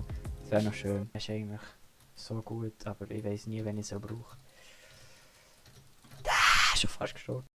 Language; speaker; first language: German; native; German